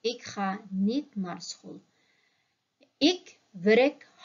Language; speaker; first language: Dutch; non-native, learner; Uyghur